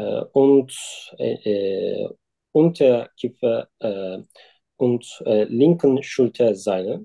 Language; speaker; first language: German; non-native, learner; Turkish